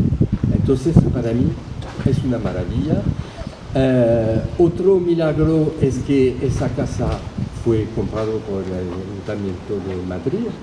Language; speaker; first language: Spanish; early bilingual, heritage; French